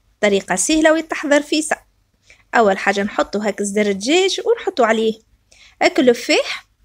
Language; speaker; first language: Arabic; native; Arabic